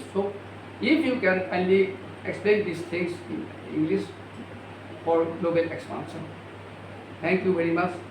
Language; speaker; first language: English; non-native, local second language; Assamese